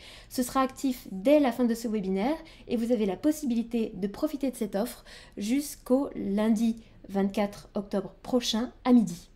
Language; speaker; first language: French; native; French